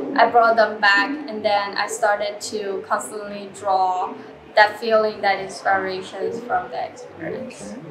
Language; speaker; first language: English; non-native, fluent; Chinese